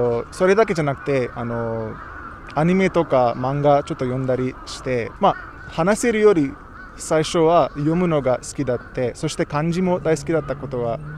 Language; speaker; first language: Japanese; non-native, fluent; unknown